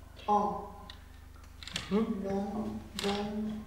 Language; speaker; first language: French; non-native, learner; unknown